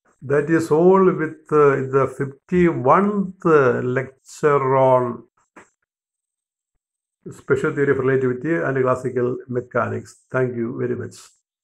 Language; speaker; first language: English; non-native, local second language; Malayalam